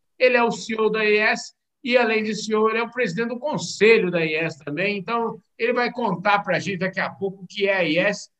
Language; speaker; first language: Portuguese; native; Portuguese